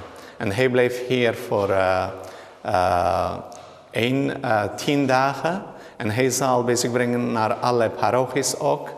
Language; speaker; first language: Dutch; non-native, learner; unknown